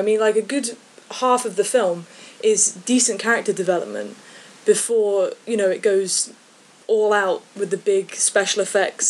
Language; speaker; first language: English; native; English